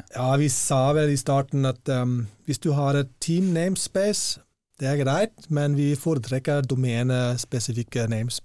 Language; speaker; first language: Norwegian; non-native, fluent; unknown